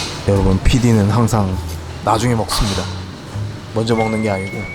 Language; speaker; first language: Korean; native; Korean